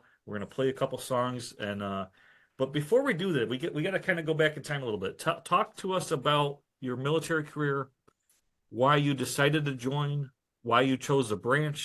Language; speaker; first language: English; native; English